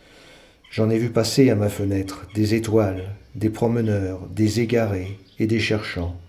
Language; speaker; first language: French; native; French